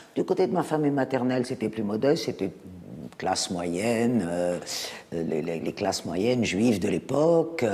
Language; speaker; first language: French; native; French